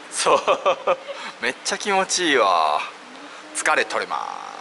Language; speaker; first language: Japanese; native; Japanese